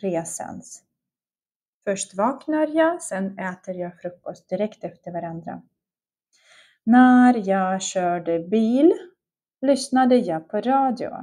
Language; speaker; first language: Swedish; non-native, fluent; Russian